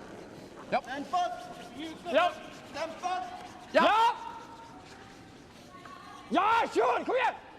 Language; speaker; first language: Swedish; native; Swedish